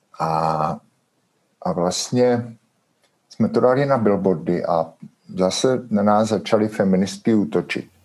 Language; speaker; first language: Czech; native; Czech